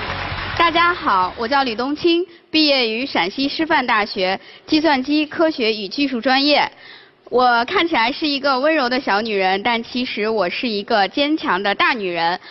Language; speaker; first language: Chinese; native; Chinese